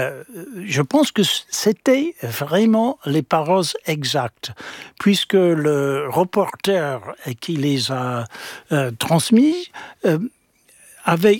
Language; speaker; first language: French; non-native, fluent; English